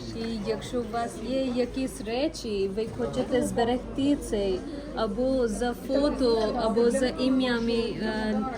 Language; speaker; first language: Ukrainian; non-native, learner; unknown